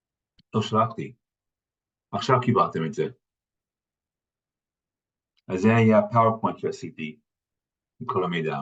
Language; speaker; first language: Hebrew; non-native, fluent; English